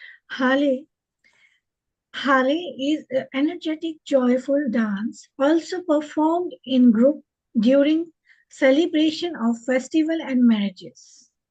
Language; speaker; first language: English; non-native, local second language; Hindi